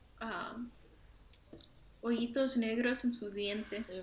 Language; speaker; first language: Spanish; early bilingual, heritage; Spanish